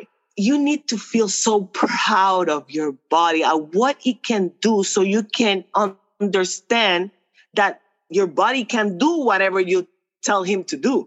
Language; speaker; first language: English; non-native, fluent; Spanish